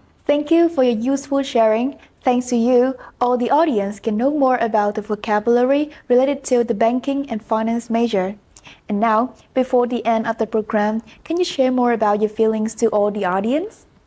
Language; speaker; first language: English; non-native, fluent; Vietnamese